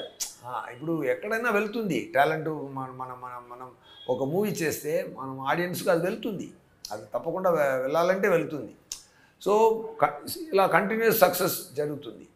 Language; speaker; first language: Telugu; non-native, learner; Tamil